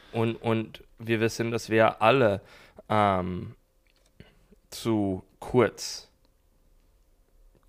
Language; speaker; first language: German; non-native, learner; English